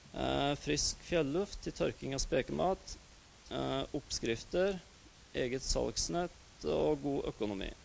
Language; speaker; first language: Norwegian; native; Norwegian